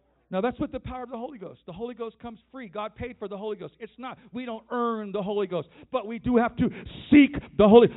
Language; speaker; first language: English; native; English